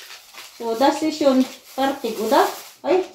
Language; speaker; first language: German; non-native, learner; Filipino